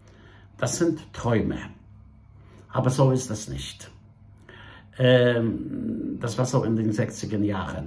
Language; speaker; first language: German; non-native, fluent; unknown